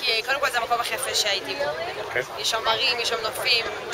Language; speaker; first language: Hebrew; native; Hebrew